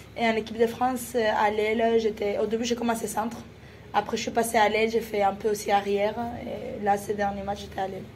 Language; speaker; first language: French; non-native, fluent; Spanish